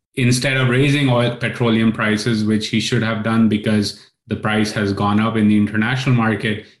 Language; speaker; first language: English; non-native, local second language; Urdu